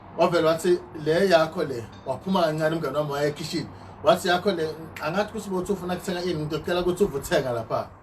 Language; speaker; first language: Zulu; non-native, local second language; Swati